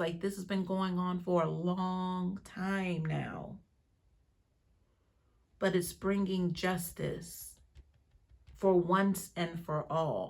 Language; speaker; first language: English; native; English